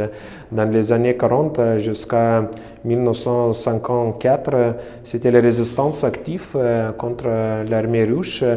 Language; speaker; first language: French; non-native, fluent; Lithuanian